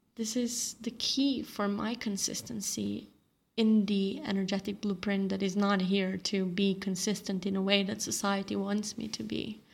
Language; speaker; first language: English; non-native, fluent; Slovenian